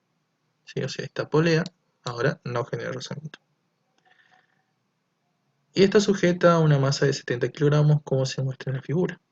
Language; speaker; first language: Spanish; native; Spanish